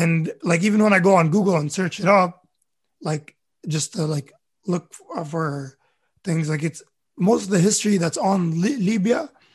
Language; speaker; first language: English; early bilingual, other home language; Arabic